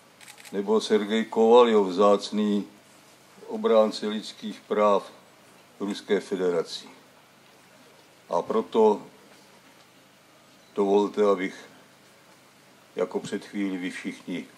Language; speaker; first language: Czech; native; Czech